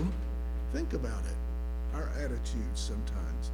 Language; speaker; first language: English; native; English